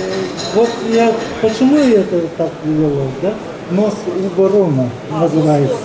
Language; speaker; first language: Russian; non-native, local second language; Yakut